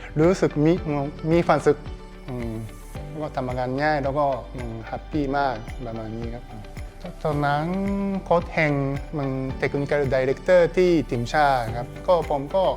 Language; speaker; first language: Thai; non-native, learner; Japanese